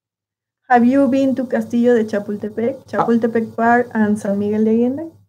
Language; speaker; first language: English; non-native, learner; Spanish